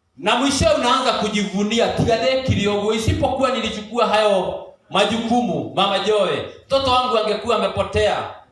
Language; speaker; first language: Swahili; non-native, local second language; Kikuyu